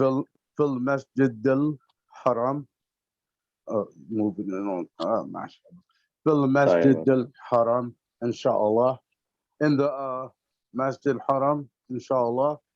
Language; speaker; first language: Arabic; non-native, learner; English